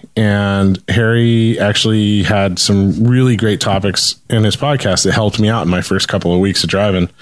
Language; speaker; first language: English; native; English